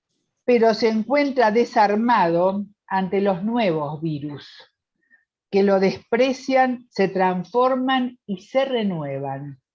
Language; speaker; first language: Spanish; native; Spanish